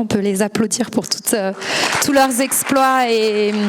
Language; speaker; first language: French; native; French